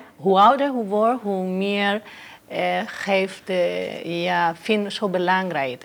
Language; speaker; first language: Dutch; non-native, learner; Spanish